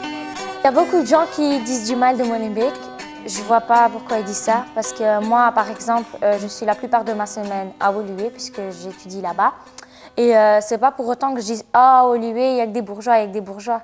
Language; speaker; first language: French; native; French